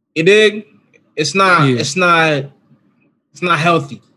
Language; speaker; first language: English; native; English